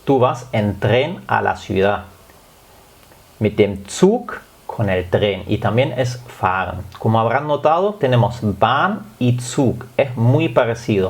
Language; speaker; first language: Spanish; non-native, fluent; German